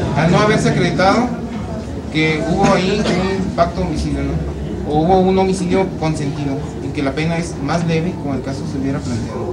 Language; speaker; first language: Spanish; native; Spanish